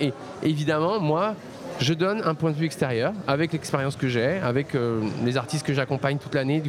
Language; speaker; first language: French; native; French